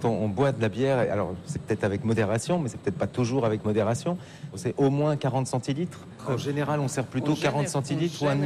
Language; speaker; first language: French; native; French